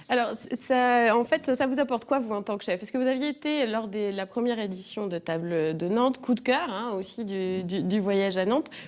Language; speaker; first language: French; native; French